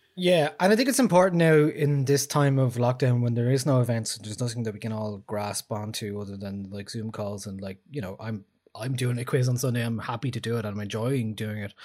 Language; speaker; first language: English; native; English